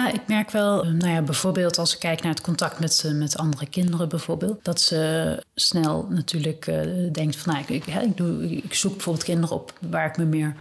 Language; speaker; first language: Dutch; native; Dutch